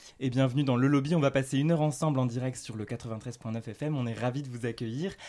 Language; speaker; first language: French; native; French